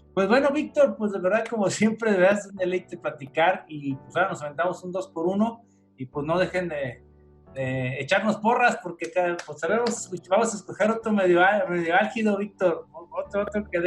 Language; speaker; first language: Spanish; native; Spanish